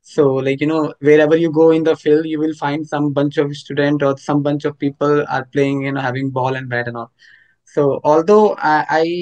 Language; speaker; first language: English; non-native, local second language; Hindi